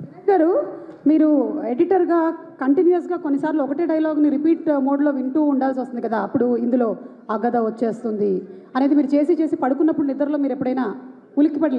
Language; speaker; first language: Telugu; native; Telugu